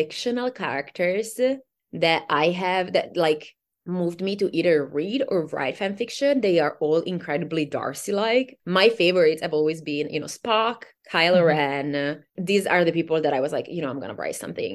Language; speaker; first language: English; non-native, fluent; Italian